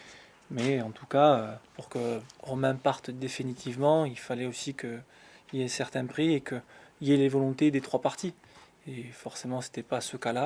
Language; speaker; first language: French; native; French